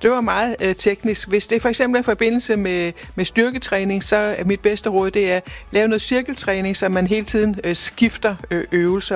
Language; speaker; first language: Danish; native; Danish